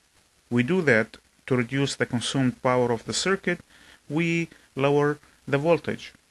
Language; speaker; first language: English; non-native, fluent; Arabic